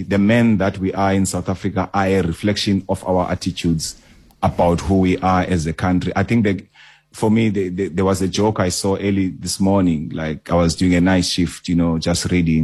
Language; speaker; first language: English; non-native, local second language; Xhosa